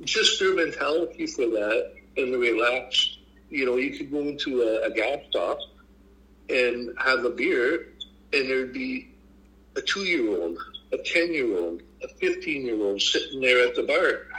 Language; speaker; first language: English; native; English